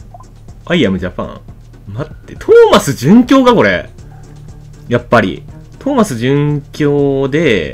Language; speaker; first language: Japanese; native; Japanese